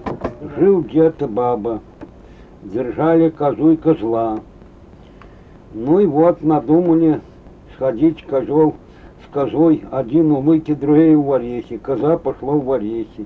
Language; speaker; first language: Russian; native; Russian